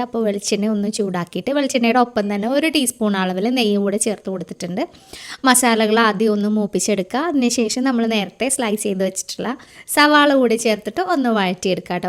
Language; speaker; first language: Malayalam; native; Malayalam